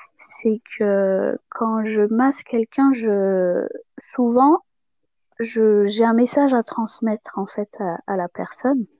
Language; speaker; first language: French; non-native, local second language; Malagasy